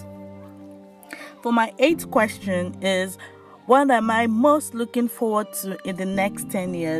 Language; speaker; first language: English; non-native, local second language; Yoruba